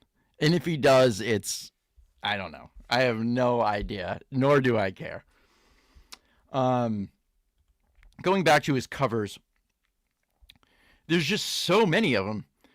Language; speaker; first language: English; native; English